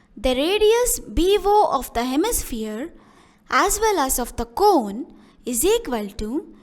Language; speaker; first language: English; non-native, local second language; Kannada